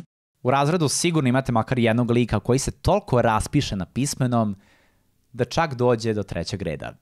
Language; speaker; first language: Serbian; native; Serbian